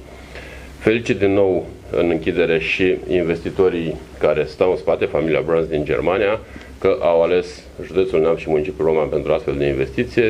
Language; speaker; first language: Romanian; native; Romanian